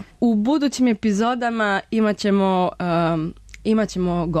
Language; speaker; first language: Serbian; non-native, fluent; Spanish